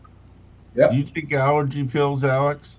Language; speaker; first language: English; native; English